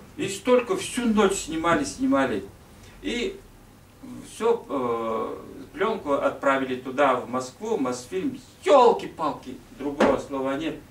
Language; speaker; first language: Russian; non-native, local second language; Udmurt